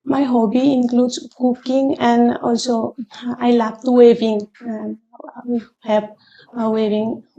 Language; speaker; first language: English; non-native, local second language; Assamese